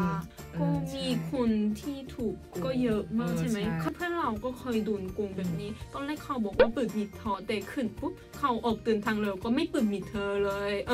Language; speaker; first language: Thai; non-native, learner; Korean